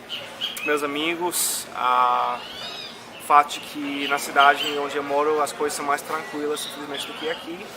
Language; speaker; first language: Portuguese; non-native, fluent; English